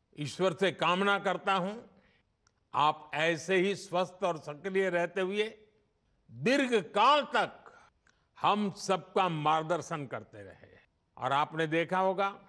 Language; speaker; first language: Hindi; non-native, local second language; Gujarati